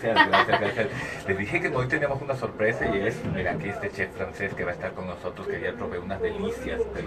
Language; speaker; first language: Spanish; native; Spanish